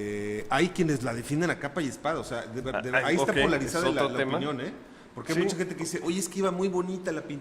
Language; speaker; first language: Spanish; native; Spanish